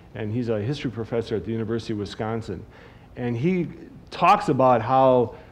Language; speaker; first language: English; native; English